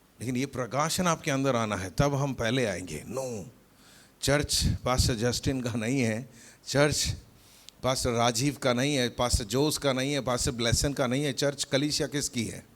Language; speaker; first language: Hindi; non-native, local second language; Malayalam